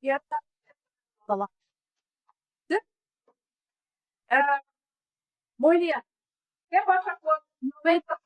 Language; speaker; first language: Spanish; non-native, learner; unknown